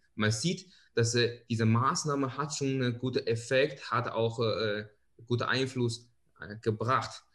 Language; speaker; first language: German; non-native, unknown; Chinese